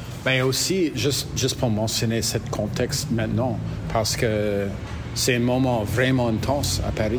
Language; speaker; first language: French; non-native, learner; English